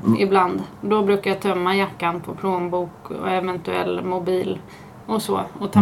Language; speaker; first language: Swedish; native; Swedish